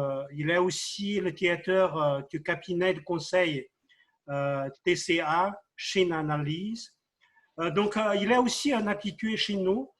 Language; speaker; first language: French; non-native, fluent; Chinese